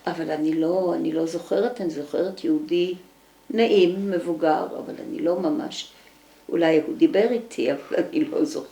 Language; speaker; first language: Hebrew; early bilingual, other home language; Dutch